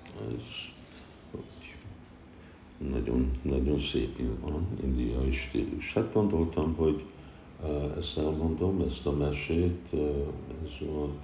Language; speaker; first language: Hungarian; early bilingual, heritage; Hungarian